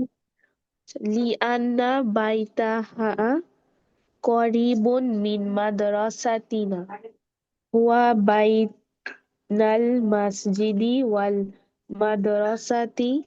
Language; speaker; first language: Arabic; non-native, learner; Bangla